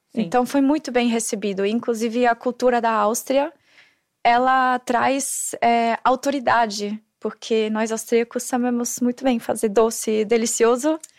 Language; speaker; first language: Portuguese; non-native, fluent; German